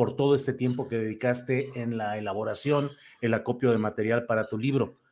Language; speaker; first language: Spanish; native; Spanish